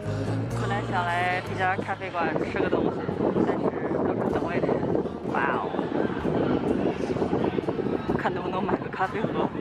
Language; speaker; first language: Chinese; native; Chinese